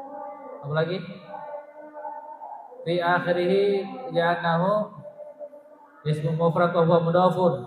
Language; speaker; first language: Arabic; non-native, fluent; Indonesian